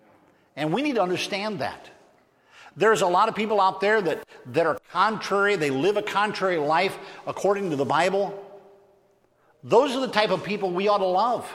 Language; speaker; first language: English; native; English